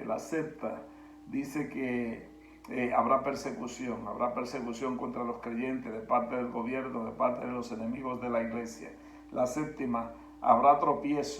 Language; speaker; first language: Spanish; native; Spanish